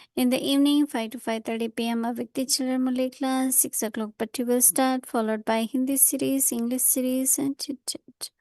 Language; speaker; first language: English; non-native, local second language; Hindi